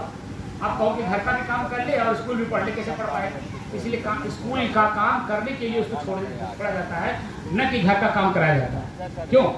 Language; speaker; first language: Hindi; native; Hindi